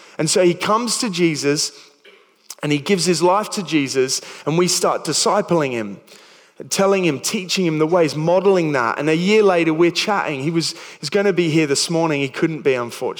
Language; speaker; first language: English; native; English